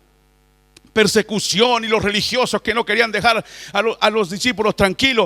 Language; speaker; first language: Spanish; native; Spanish